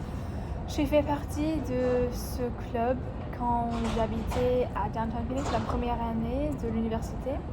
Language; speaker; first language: French; non-native, learner; English